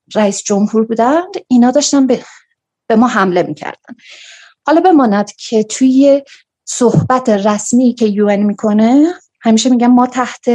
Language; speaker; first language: Persian; native; Persian